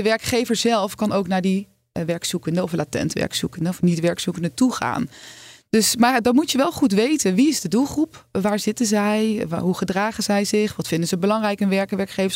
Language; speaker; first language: Dutch; native; Dutch